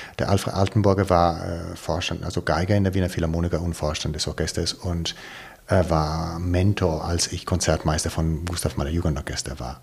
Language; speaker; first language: German; non-native, fluent; Italian